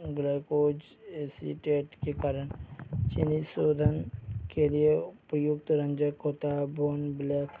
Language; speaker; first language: Hindi; native; Hindi